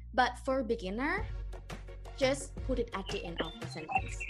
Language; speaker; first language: English; non-native, fluent; Thai